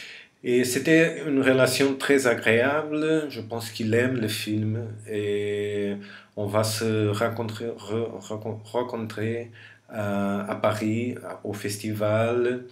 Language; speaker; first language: French; non-native, fluent; Portuguese